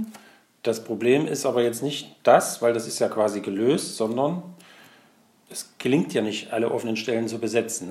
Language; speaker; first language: German; native; German